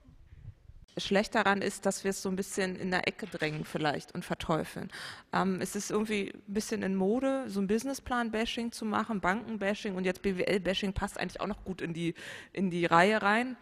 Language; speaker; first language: German; native; German